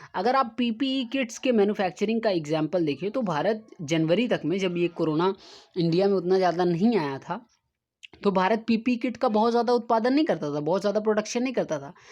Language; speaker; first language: Hindi; native; Hindi